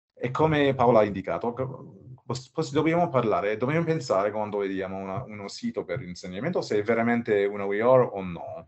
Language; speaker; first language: Italian; non-native, learner; English